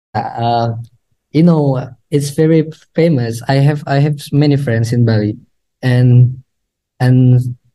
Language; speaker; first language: English; non-native, learner; Indonesian